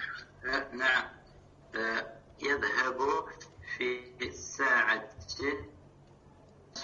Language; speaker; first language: Arabic; non-native, learner; French